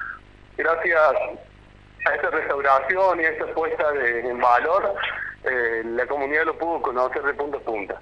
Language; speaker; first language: Spanish; native; Spanish